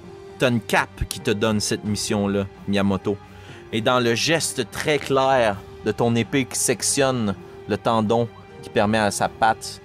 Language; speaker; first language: French; native; French